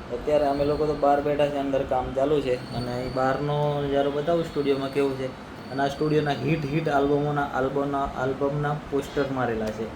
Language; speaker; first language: Gujarati; non-native, local second language; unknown